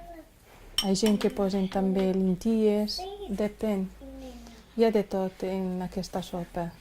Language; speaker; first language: Catalan; non-native, fluent; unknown